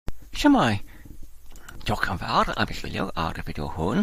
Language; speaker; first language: Welsh; non-native, learner; English